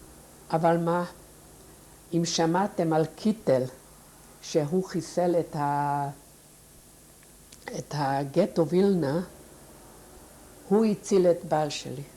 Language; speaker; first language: Hebrew; non-native, fluent; Yiddish